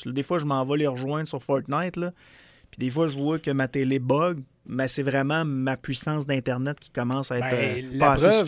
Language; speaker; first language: French; native; French